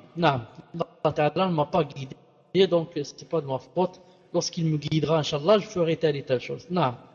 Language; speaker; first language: French; non-native, local second language; Arabic